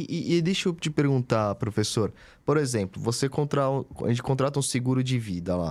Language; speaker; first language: Portuguese; native; Portuguese